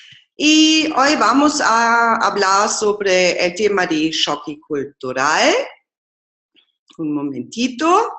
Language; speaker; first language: Spanish; non-native, fluent; German